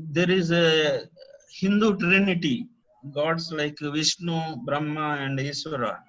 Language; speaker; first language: English; non-native, local second language; Telugu